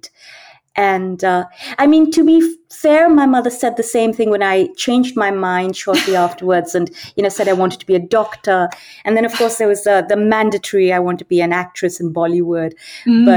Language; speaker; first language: English; native; English